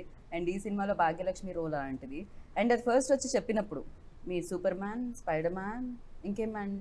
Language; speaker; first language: Telugu; native; Telugu